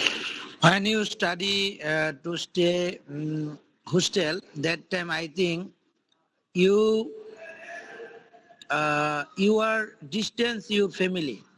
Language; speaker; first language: English; non-native, local second language; Bangla